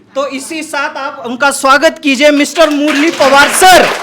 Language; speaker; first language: Hindi; non-native, local second language; Marathi